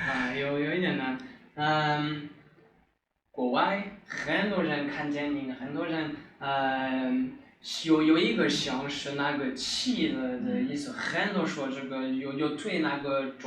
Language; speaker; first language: Chinese; non-native, learner; French